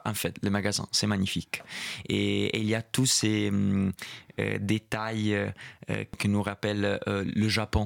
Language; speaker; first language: French; non-native, fluent; Italian